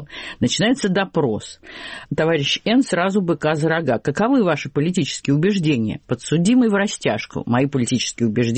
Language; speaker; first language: Russian; native; Russian